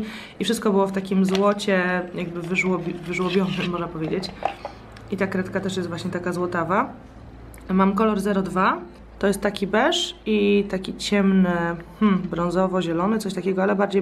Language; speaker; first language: Polish; native; Polish